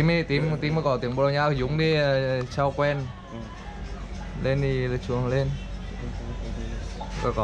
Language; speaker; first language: Vietnamese; native; Vietnamese